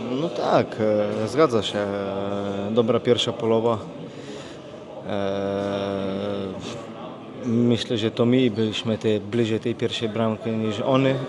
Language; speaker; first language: Polish; non-native, fluent; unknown